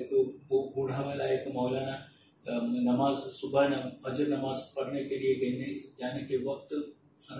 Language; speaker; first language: Hindi; non-native, local second language; Malayalam